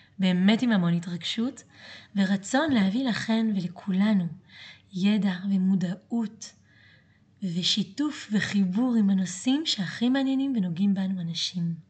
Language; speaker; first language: Hebrew; early bilingual, other home language; French